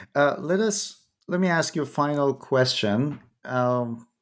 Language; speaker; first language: English; non-native, fluent; Persian